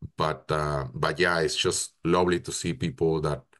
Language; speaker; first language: English; non-native, fluent; Spanish